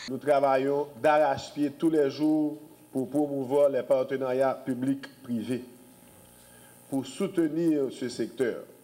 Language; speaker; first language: French; non-native, local second language; Haitian Creole